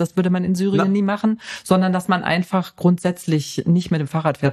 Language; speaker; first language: German; native; German